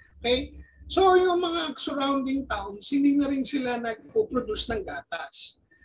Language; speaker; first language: Filipino; native; Filipino